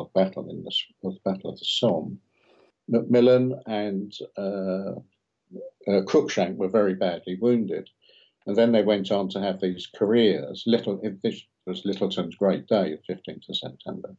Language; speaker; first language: English; native; English